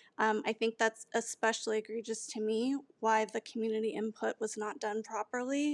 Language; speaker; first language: English; native; English